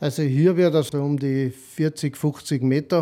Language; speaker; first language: German; native; German